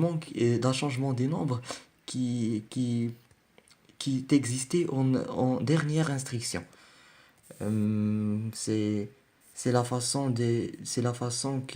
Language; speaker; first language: French; non-native, learner; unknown